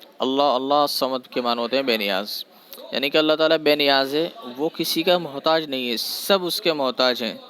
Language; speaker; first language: Urdu; native; Urdu